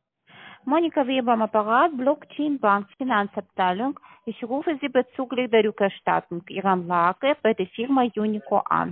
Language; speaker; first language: German; non-native, learner; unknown